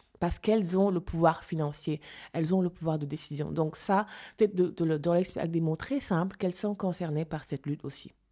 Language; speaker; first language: French; non-native, local second language; Fula